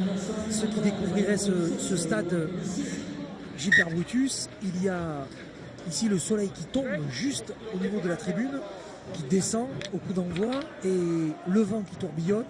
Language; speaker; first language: French; native; French